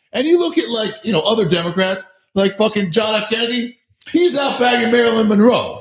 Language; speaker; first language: English; native; English